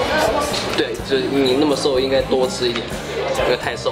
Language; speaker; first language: Chinese; non-native, fluent; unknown